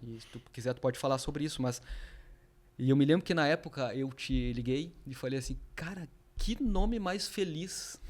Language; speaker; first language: Portuguese; native; Portuguese